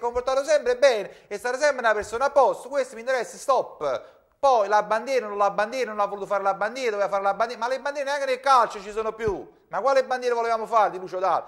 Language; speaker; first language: Italian; native; Italian